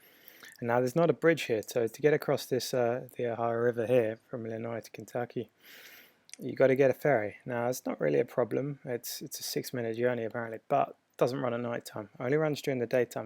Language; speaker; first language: English; native; English